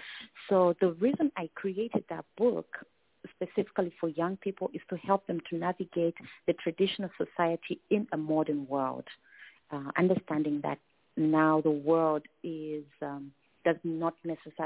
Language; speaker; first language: English; non-native, local second language; Tumbuka